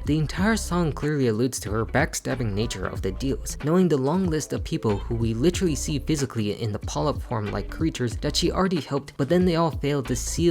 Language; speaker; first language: English; native; English